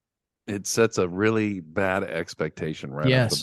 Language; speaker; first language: English; native; English